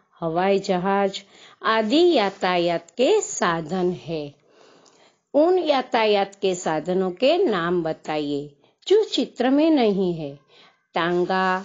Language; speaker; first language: Hindi; non-native, local second language; Gujarati